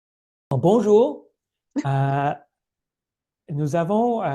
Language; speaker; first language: French; non-native, fluent; English